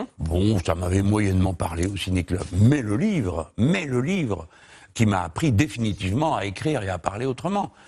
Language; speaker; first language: French; native; French